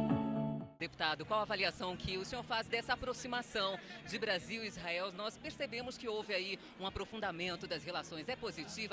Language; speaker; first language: Portuguese; native; Portuguese